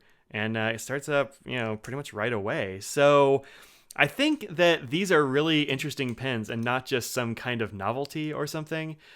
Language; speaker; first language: English; native; English